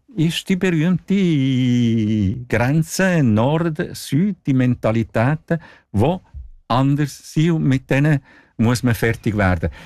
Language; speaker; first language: German; non-native, local second language; Italian